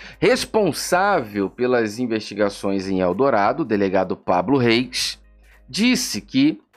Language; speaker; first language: Portuguese; native; Portuguese